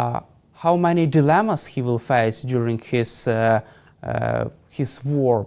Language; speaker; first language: English; non-native, fluent; Ukrainian